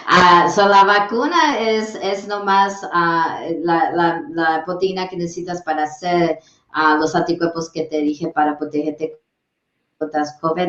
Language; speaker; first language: Spanish; early bilingual, heritage; English